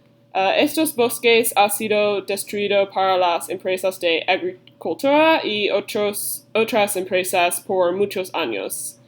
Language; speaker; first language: Spanish; non-native, learner; English